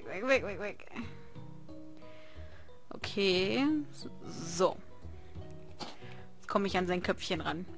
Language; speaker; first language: German; native; German